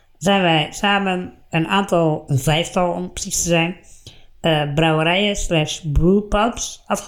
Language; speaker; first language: Dutch; native; Dutch